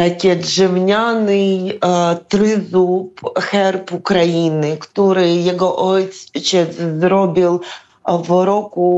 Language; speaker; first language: Polish; non-native, fluent; Ukrainian